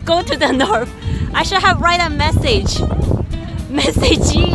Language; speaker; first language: English; non-native, local second language; Cantonese